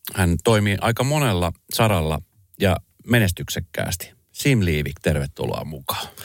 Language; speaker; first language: Finnish; early bilingual, other home language; Spanish